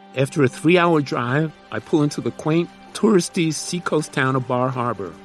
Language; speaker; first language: English; native; English